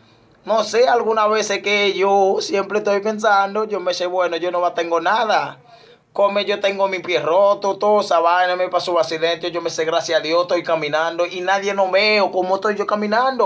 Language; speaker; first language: Spanish; non-native, learner; Haitian Creole